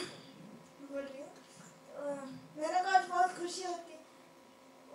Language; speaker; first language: Hindi; non-native, local second language; Kannada